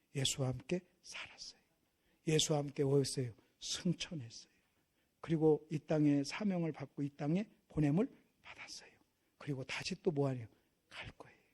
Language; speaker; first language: Korean; native; Korean